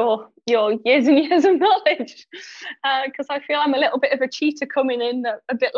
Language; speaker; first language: English; native; English